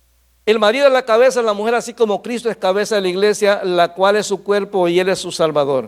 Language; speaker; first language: Spanish; native; Spanish